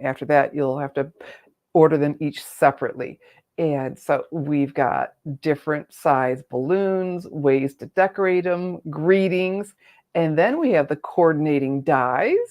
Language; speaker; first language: English; native; English